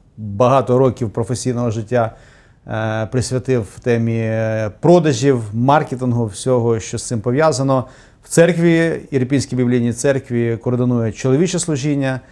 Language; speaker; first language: Ukrainian; native; Ukrainian